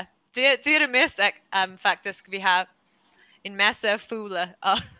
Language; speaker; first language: Danish; early bilingual, heritage; English